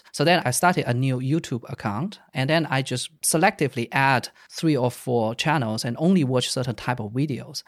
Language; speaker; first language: English; non-native, fluent; Chinese